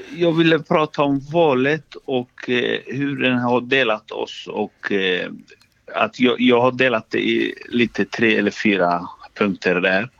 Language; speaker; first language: Swedish; early bilingual, other home language; Somali